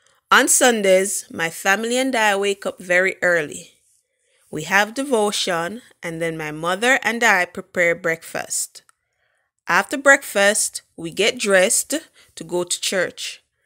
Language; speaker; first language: English; native; English